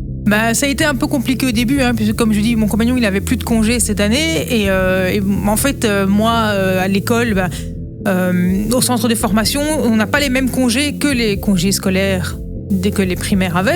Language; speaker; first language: French; native; French